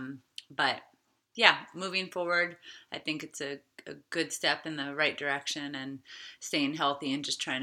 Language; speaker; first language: English; native; English